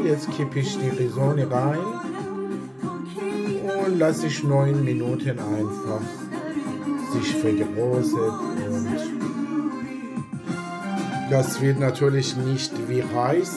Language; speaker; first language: German; non-native, learner; Persian